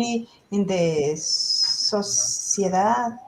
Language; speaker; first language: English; non-native, learner; Spanish